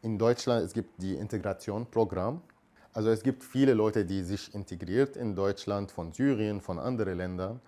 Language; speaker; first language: German; non-native, fluent; Arabic